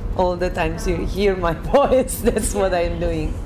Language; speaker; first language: English; non-native, fluent; Italian